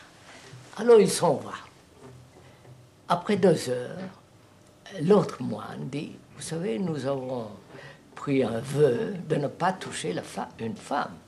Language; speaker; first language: French; non-native, fluent; Telugu